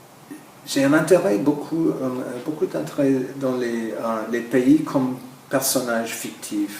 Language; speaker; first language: French; non-native, fluent; English